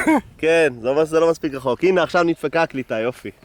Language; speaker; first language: Hebrew; native; Hebrew